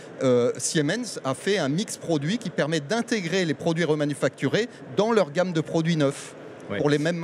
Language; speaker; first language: French; native; French